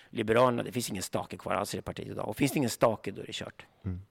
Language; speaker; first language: Swedish; native; Swedish